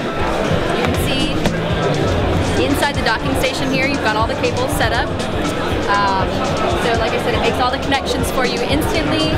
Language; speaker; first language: English; native; English